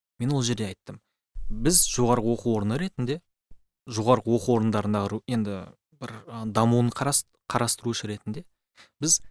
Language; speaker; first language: Kazakh; native; Kazakh